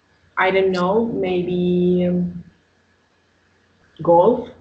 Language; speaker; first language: English; non-native, learner; Spanish